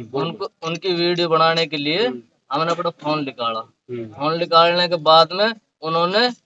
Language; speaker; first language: Hindi; native; Hindi